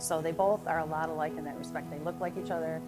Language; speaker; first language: English; native; English